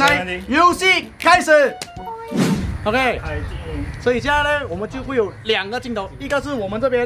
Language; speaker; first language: Chinese; native; Chinese